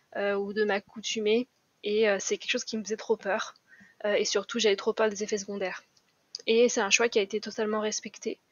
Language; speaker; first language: French; native; French